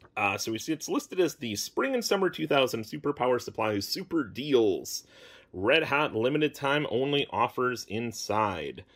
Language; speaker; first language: English; native; English